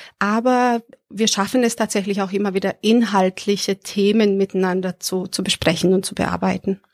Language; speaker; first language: German; early bilingual, other home language; Serbian